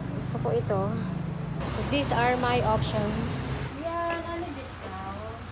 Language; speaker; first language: Filipino; native; Filipino